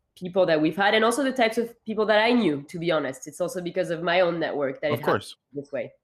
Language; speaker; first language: English; non-native, fluent; French